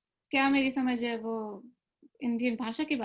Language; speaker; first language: Hindi; early bilingual, other home language; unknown